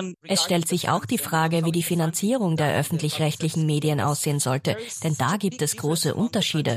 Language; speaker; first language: German; non-native, fluent; Slovenian